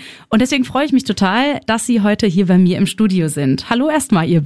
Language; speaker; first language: German; native; German